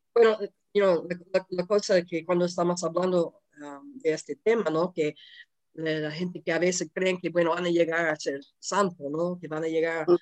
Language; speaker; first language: Spanish; non-native, fluent; English